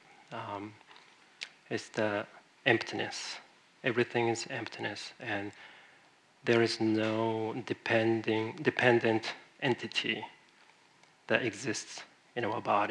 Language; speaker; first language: English; non-native, fluent; Japanese